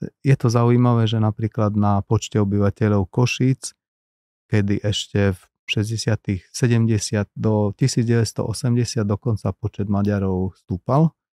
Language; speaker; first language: Slovak; non-native, local second language; Hungarian